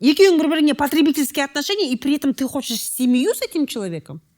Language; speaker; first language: Russian; non-native, local second language; Kazakh